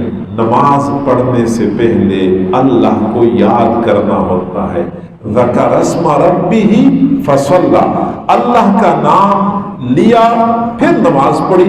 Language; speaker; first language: Urdu; native; Urdu